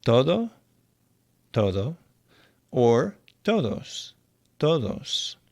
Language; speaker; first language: Spanish; non-native, fluent; English